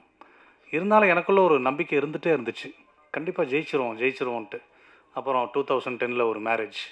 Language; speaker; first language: Tamil; native; Tamil